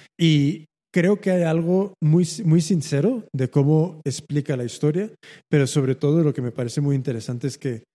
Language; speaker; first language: Spanish; early bilingual, heritage; Spanish